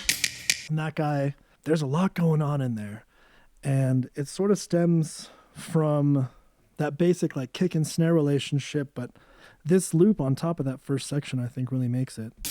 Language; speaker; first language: English; native; English